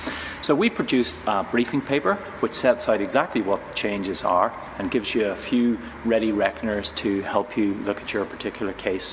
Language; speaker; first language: English; native; English